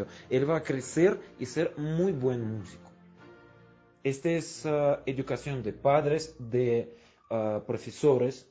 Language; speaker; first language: Spanish; non-native, fluent; Russian